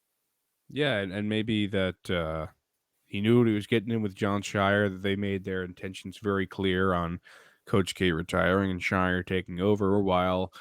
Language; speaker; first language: English; native; English